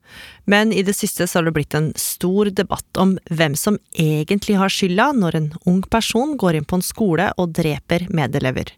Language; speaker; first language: Norwegian; native; Norwegian